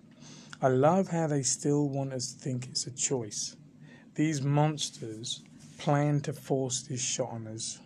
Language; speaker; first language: English; native; English